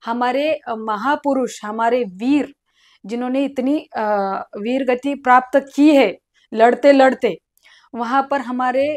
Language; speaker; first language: Hindi; non-native, local second language; Marathi